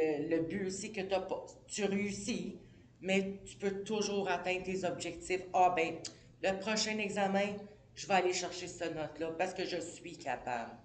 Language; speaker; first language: French; native; French